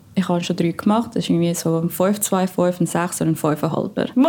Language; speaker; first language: German; non-native, fluent; Filipino